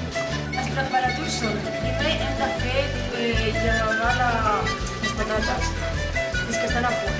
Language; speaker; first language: Catalan; early bilingual, other home language; Spanish